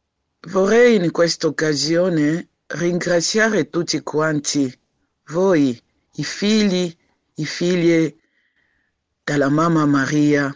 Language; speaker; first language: Italian; non-native, learner; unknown